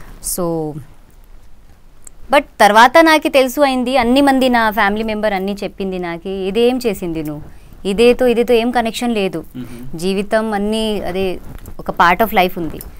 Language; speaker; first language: Telugu; non-native, local second language; Hindi